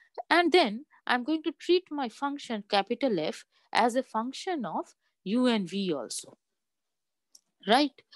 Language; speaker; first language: English; non-native, local second language; Bangla